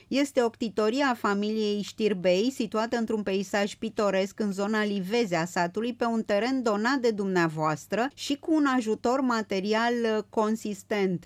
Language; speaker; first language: Romanian; native; Romanian